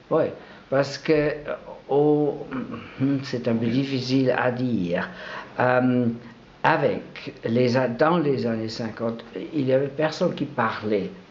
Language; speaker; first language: French; non-native, local second language; German